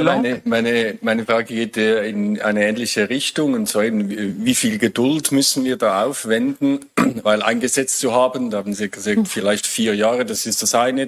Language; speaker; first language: German; native; German